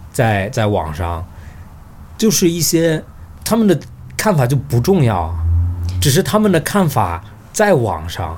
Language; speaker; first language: Chinese; early bilingual, heritage; Chinese